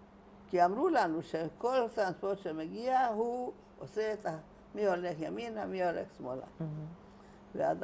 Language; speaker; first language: Hebrew; non-native, fluent; Hungarian